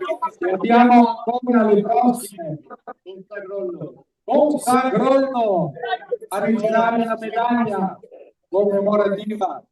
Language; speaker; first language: Italian; native; Italian